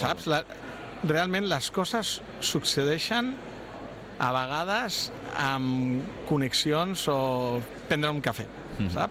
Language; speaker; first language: Catalan; non-native, local second language; Spanish